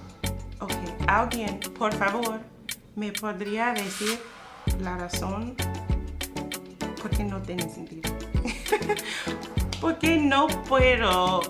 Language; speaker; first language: Spanish; non-native, fluent; English